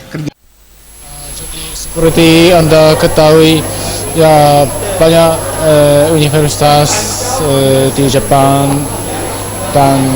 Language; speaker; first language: Indonesian; non-native, fluent; Japanese